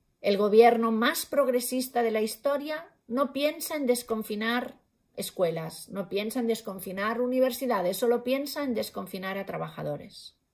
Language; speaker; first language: Spanish; non-native, local second language; Catalan